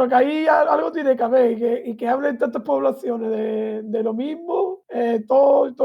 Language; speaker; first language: Spanish; native; Spanish